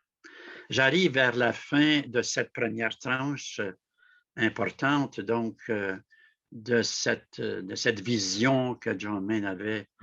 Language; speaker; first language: French; native; French